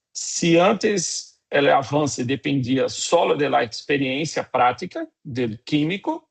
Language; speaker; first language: Portuguese; non-native, fluent; Spanish